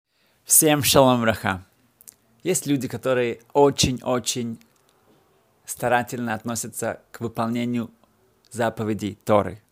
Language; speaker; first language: Russian; native; Russian